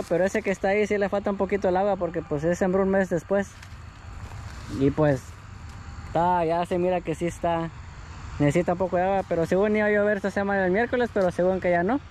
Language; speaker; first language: Spanish; native; Spanish